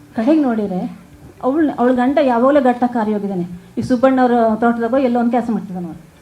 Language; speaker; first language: Kannada; native; Kannada